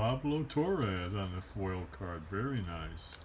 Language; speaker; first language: English; native; English